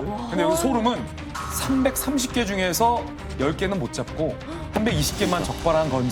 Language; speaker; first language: Korean; native; Korean